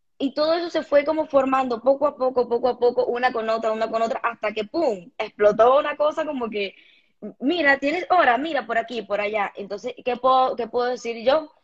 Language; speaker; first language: Spanish; native; Spanish